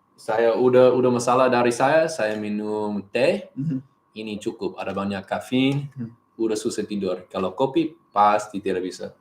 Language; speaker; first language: Indonesian; non-native, learner; English